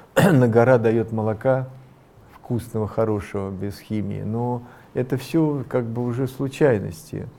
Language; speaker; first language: Russian; native; Russian